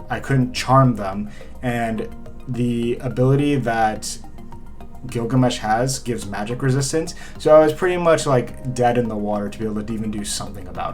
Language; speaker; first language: English; native; English